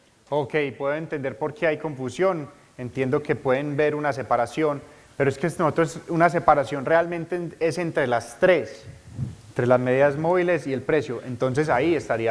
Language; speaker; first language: Spanish; native; Spanish